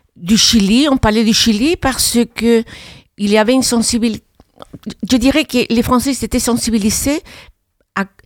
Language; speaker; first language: French; non-native, fluent; Spanish